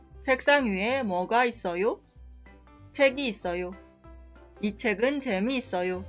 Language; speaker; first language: Korean; non-native, fluent; Spanish